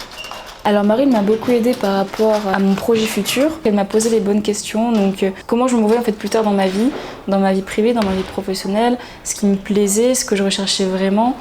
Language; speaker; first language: French; native; French